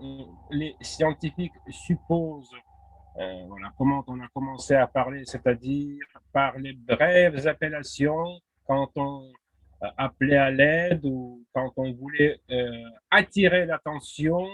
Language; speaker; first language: French; non-native, fluent; Russian